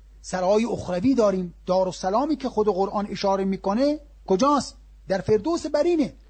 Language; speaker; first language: Persian; native; Persian